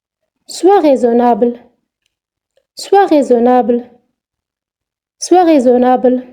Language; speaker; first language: French; non-native, fluent; Arabic